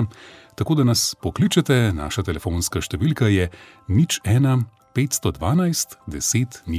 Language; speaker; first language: Slovenian; native; Slovenian